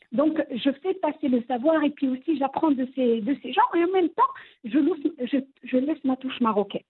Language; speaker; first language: French; non-native, local second language; Arabic